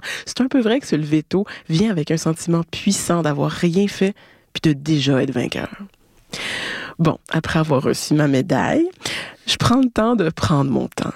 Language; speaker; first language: French; native; French